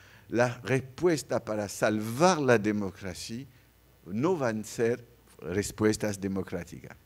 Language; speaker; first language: Spanish; non-native, fluent; French